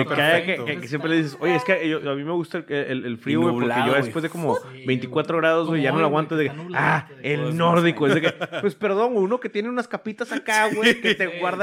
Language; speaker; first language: Spanish; native; Spanish